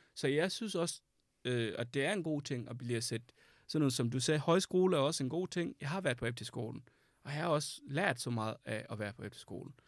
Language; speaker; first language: Danish; non-native, fluent; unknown